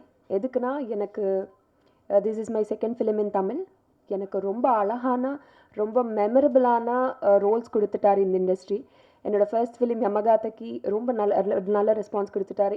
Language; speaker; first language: Tamil; non-native, local second language; Telugu